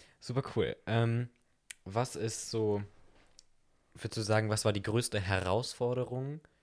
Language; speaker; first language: German; native; German